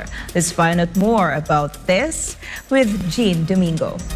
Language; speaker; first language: English; non-native, local second language; Filipino